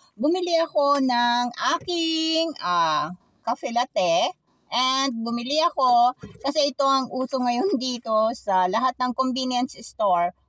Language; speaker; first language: Filipino; native; Filipino